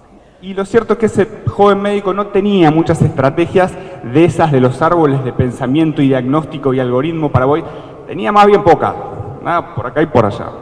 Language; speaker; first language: Spanish; native; Spanish